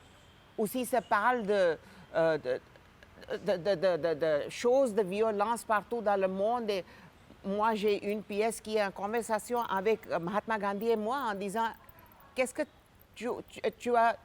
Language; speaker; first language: French; non-native, fluent; Gujarati